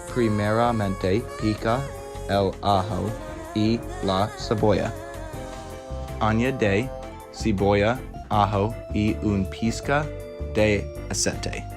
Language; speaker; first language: Spanish; non-native, learner; English